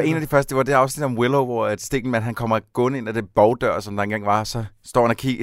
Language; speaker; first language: Danish; native; Danish